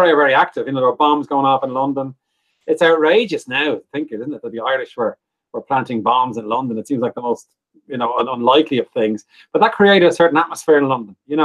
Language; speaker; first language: English; native; English